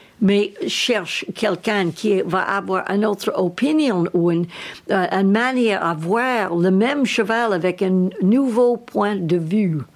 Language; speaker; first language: French; non-native, learner; English